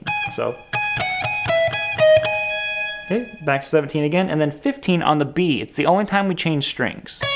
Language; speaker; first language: English; native; English